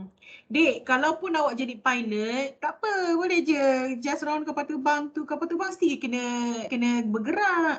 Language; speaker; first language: Malay; native; Malay